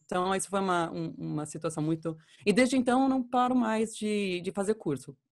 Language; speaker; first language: Portuguese; non-native, fluent; English